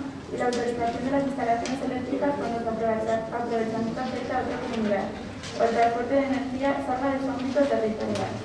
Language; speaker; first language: Spanish; native; Spanish